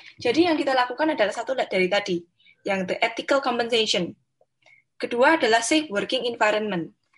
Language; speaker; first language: Indonesian; native; Indonesian